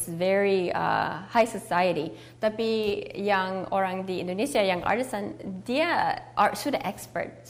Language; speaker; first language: Indonesian; early bilingual, heritage; English